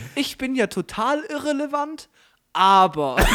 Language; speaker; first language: German; native; German